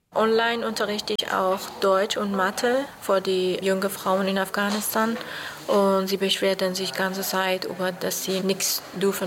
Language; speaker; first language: German; non-native, fluent; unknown